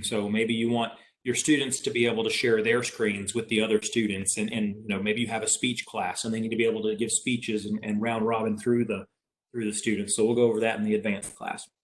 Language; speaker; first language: English; native; English